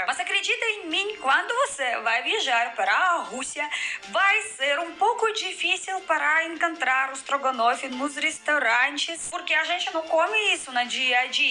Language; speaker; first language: Portuguese; non-native, fluent; Russian